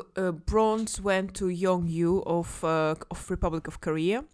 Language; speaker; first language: English; non-native, fluent; Kazakh